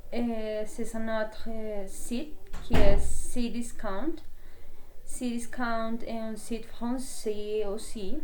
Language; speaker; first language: French; non-native, learner; Spanish